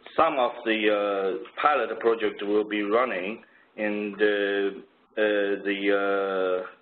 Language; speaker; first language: English; non-native, fluent; Chinese